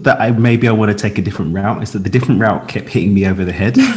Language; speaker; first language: English; native; English